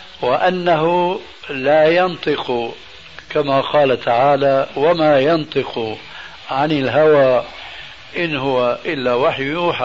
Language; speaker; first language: Arabic; early bilingual, other home language; Albanian